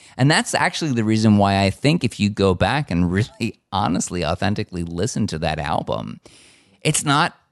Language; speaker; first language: English; native; English